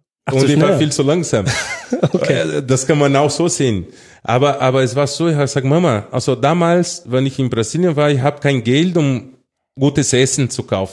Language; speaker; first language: German; non-native, fluent; Portuguese